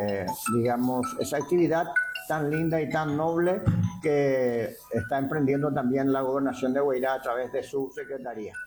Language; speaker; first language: Spanish; native; Spanish